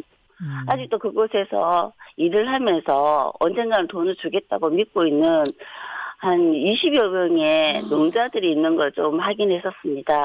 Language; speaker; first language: Korean; native; Korean